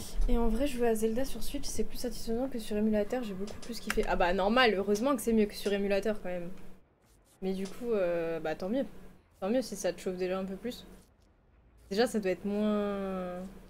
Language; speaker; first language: French; native; French